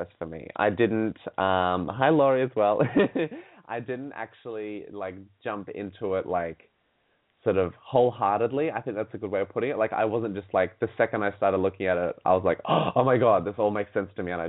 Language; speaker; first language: English; native; English